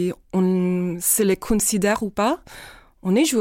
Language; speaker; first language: French; non-native, fluent; English